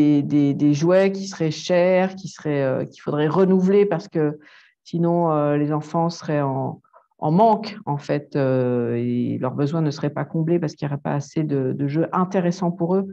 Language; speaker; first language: French; native; French